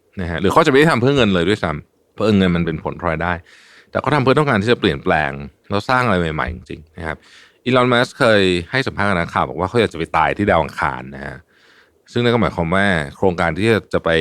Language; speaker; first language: Thai; native; Thai